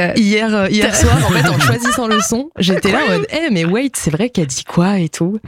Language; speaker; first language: French; early bilingual, other home language; Japanese